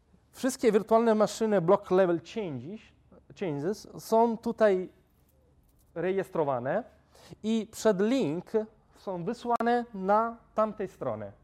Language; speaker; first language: Polish; non-native, fluent; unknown